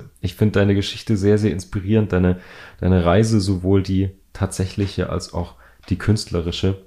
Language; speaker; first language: German; native; German